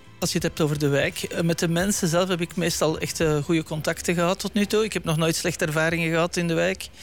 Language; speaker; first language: Dutch; native; Dutch